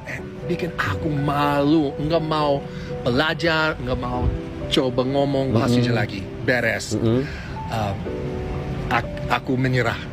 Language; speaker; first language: Indonesian; non-native, fluent; English